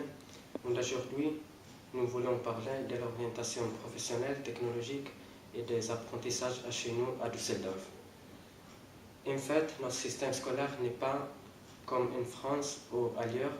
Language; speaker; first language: French; non-native, learner; German